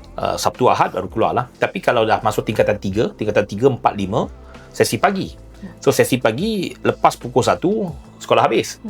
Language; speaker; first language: Malay; non-native, local second language; Chinese